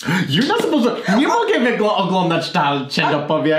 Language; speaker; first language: Polish; non-native, learner; English